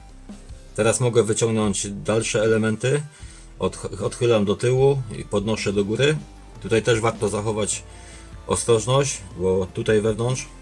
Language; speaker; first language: Polish; native; Polish